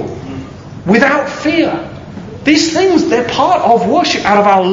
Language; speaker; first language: English; native; English